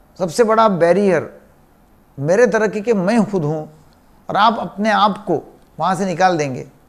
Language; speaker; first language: Hindi; non-native, local second language; Marathi